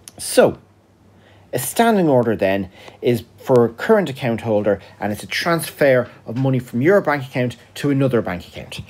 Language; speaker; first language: English; native; English